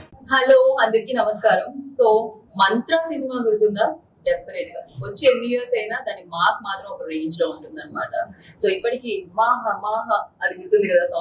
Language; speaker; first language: Telugu; native; Telugu